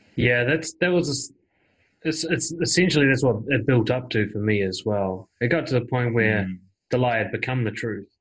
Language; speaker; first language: English; native; English